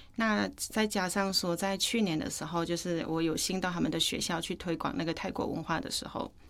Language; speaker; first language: Chinese; non-native, fluent; Thai